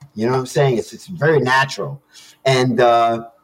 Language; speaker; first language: English; native; English